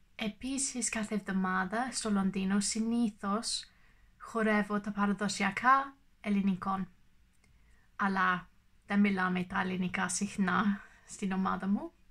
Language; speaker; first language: Greek; non-native, learner; English